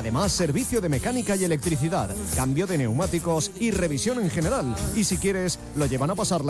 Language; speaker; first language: Spanish; native; Spanish